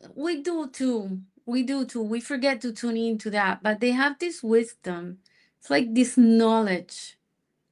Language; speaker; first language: English; non-native, fluent; Spanish